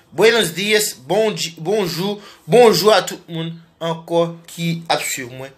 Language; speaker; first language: French; non-native, learner; Portuguese